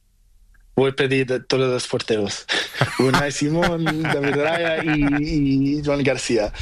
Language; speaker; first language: Spanish; non-native, learner; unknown